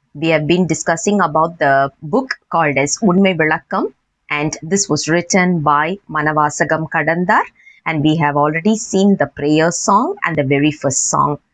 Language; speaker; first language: English; non-native, local second language; Tamil